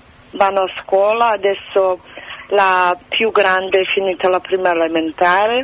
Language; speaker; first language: Italian; non-native, fluent; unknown